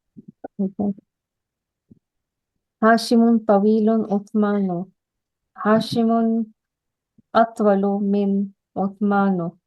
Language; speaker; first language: Arabic; non-native, learner; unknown